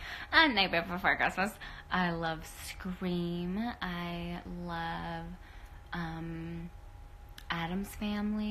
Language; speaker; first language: English; native; English